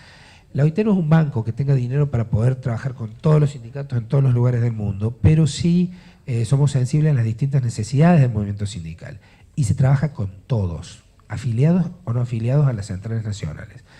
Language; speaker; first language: Spanish; native; Spanish